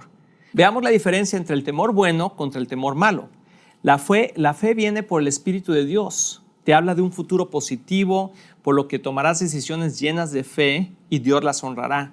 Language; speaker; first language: Spanish; native; Spanish